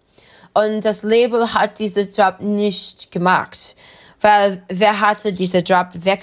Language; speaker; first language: German; non-native, learner; English